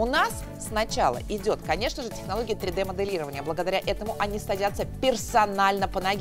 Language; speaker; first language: Russian; native; Russian